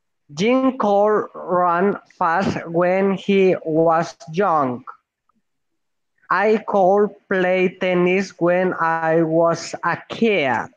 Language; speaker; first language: English; non-native, learner; Spanish